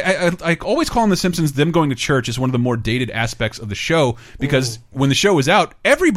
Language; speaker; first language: English; native; English